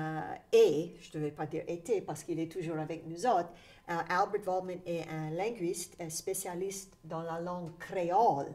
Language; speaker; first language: French; native; French